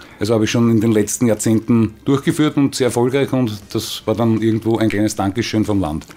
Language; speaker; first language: German; native; German